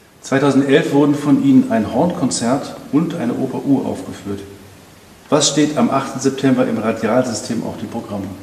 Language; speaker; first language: German; native; German